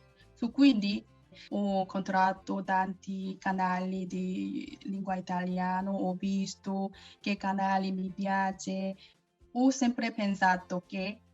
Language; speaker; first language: Italian; non-native, learner; Korean